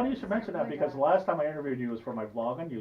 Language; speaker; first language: English; native; English